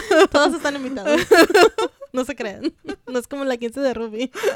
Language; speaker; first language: Spanish; early bilingual, heritage; Spanish